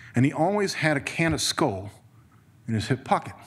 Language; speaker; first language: English; native; English